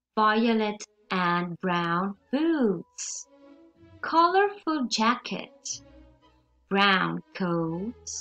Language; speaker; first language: English; non-native, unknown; Italian